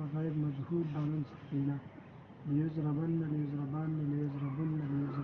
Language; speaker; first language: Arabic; non-native, learner; Urdu